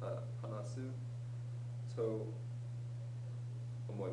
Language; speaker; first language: Japanese; non-native, learner; English